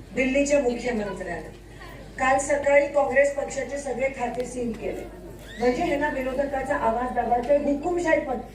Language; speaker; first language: Marathi; native; Marathi